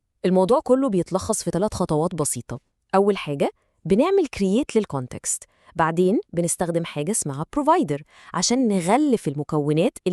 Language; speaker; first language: Arabic; native; Arabic